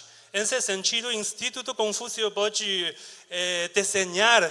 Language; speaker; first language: Portuguese; non-native, learner; Chinese